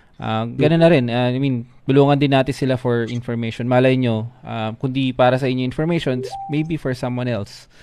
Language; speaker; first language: Filipino; native; Filipino